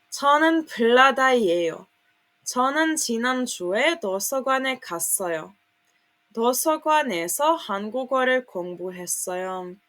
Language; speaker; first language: Korean; non-native, fluent; Serbian